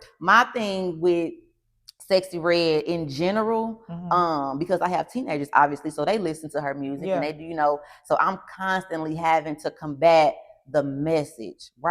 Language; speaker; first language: English; native; English